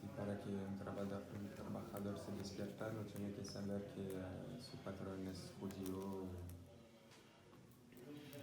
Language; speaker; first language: Spanish; non-native, learner; French